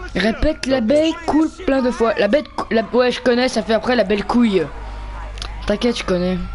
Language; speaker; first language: French; native; French